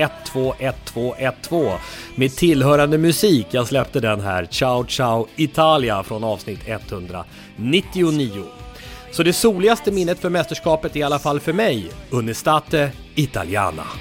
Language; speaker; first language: Swedish; native; Swedish